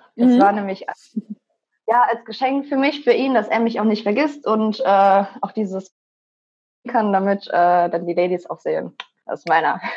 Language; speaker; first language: German; native; German